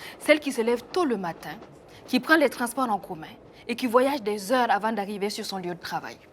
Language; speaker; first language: French; non-native, local second language; Mossi